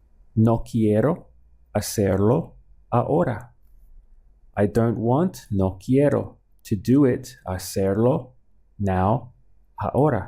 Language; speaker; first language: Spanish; non-native, fluent; English